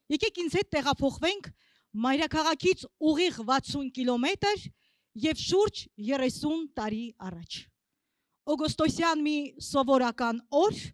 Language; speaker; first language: Armenian; native; Armenian